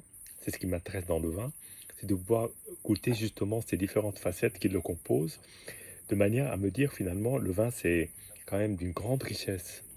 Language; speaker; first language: French; native; French